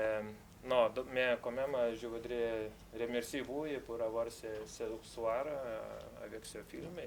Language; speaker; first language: French; non-native, fluent; Lithuanian